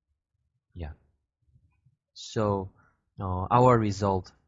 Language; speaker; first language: English; non-native, fluent; Korean